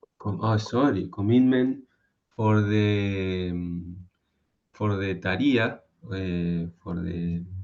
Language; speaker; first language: English; non-native, learner; Spanish